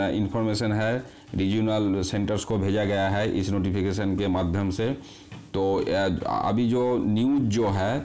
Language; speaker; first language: Hindi; non-native, local second language; Bangla